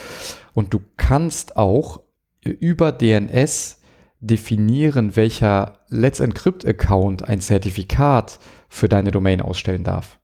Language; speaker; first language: German; native; German